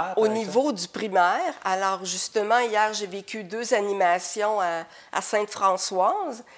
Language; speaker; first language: French; native; French